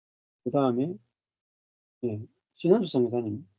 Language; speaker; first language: Korean; native; Korean